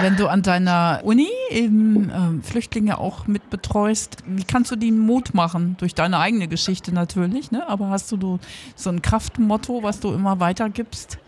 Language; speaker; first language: German; native; German